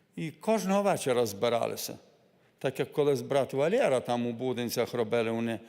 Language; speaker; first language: Ukrainian; native; Ukrainian